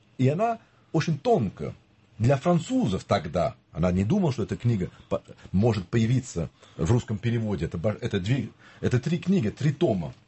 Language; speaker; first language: Russian; early bilingual, heritage; Russian